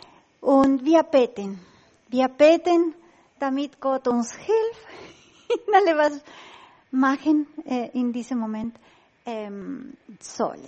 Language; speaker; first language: German; non-native, learner; Spanish